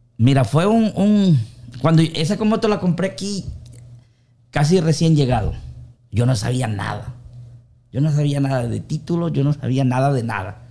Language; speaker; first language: Spanish; native; Spanish